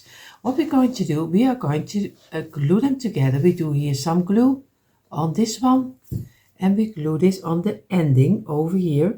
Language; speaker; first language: English; non-native, fluent; Dutch